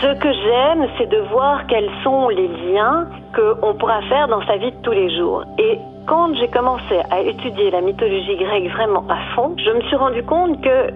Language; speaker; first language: French; native; French